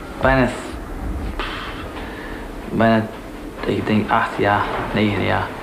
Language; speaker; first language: Dutch; non-native, learner; Portuguese